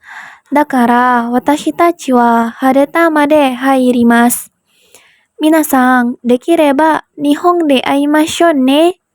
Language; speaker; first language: Japanese; non-native, learner; Indonesian